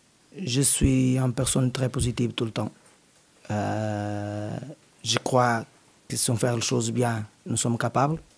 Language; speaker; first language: French; non-native, learner; Portuguese